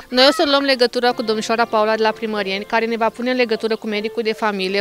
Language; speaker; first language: Romanian; native; Romanian